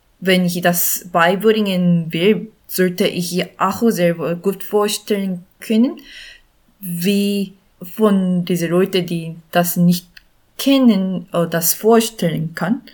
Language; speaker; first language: German; non-native, learner; Korean